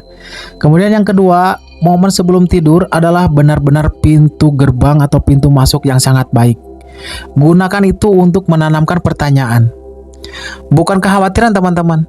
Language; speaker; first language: Indonesian; native; Indonesian